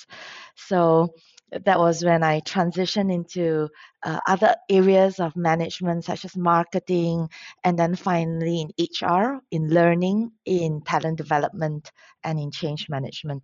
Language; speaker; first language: English; non-native, local second language; Min Nan Chinese